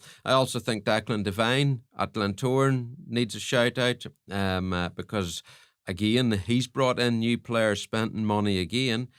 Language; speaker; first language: English; native; English